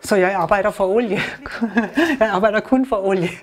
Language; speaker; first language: Danish; non-native, learner; German